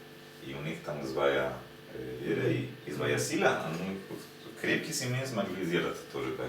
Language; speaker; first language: Russian; non-native, learner; Spanish